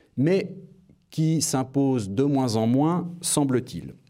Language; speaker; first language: French; native; French